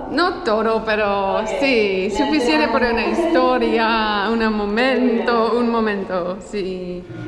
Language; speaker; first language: Spanish; non-native, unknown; English